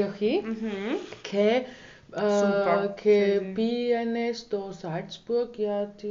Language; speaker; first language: Greek; non-native, learner; German